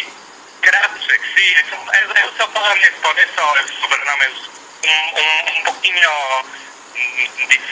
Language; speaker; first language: Portuguese; non-native, learner; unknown